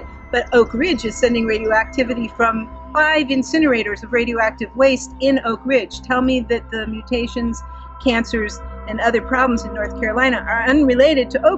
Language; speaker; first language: English; native; English